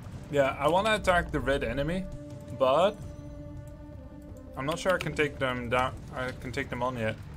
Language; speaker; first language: English; non-native, fluent; Dutch